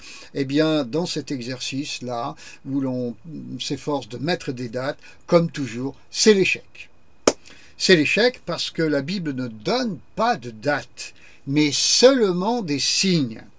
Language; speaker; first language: French; native; French